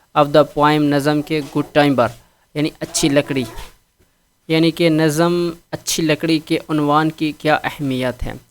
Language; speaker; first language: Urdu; non-native, local second language; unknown